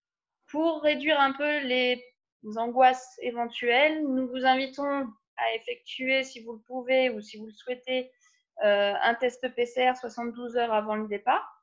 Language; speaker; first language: French; native; French